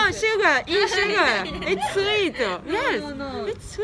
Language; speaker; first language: English; non-native, learner; Japanese